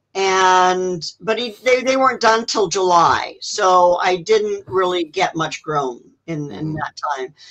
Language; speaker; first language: English; native; English